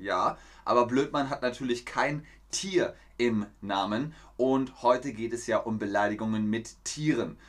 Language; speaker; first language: German; native; German